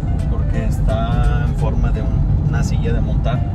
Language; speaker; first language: Spanish; native; Spanish